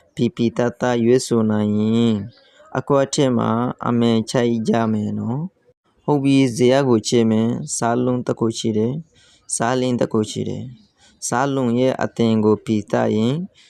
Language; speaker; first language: Burmese; non-native, local second language; Rohingya